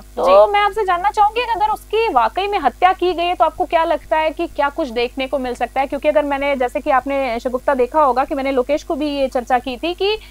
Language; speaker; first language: Hindi; native; Hindi